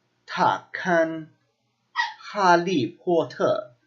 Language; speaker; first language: Chinese; non-native, fluent; English